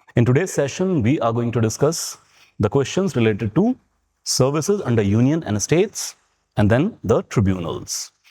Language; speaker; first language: English; non-native, local second language; Punjabi